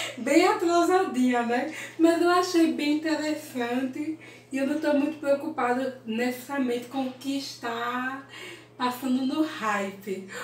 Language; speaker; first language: Portuguese; early bilingual, other home language; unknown